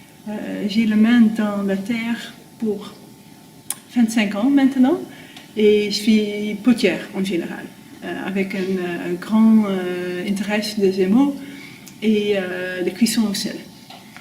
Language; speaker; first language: French; non-native, fluent; Dutch